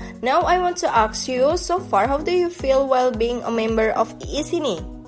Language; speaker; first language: English; non-native, fluent; Indonesian